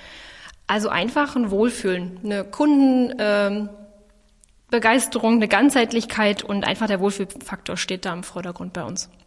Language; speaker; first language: German; native; German